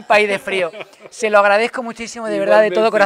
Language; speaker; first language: Spanish; native; Spanish